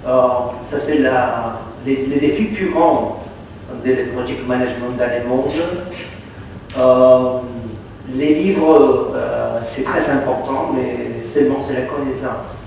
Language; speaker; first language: French; non-native, fluent; Catalan